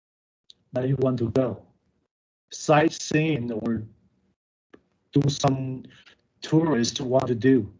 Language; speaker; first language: English; non-native, learner; Chinese